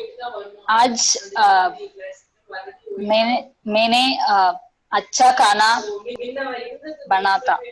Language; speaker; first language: Hindi; non-native, learner; Tamil